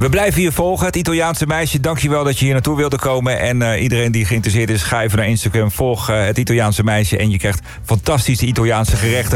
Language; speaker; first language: Dutch; native; Dutch